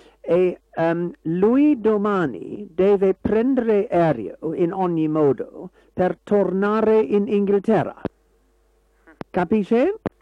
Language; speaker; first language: Italian; non-native, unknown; English